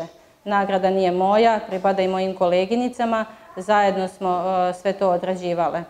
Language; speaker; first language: Serbian; native; Serbian